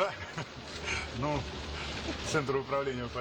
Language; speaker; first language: Russian; native; Russian